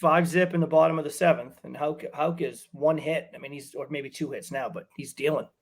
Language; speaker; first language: English; native; English